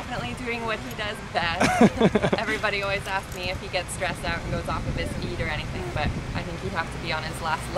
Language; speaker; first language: English; native; English